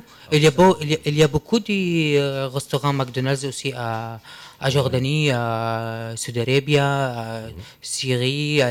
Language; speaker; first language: French; non-native, learner; Arabic